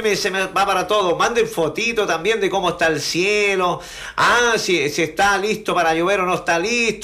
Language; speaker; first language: Spanish; native; Spanish